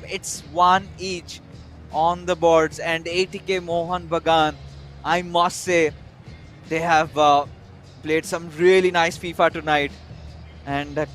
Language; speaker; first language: English; non-native, local second language; Hindi